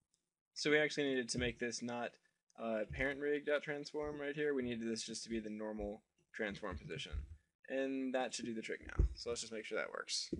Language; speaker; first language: English; native; English